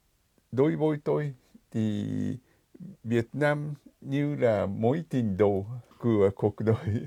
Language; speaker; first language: Vietnamese; non-native, fluent; Japanese